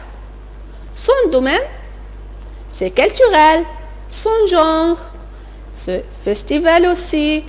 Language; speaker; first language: French; non-native, fluent; Arabic